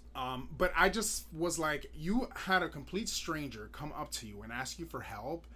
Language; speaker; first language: English; native; English